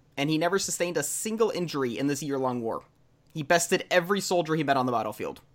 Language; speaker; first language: English; native; English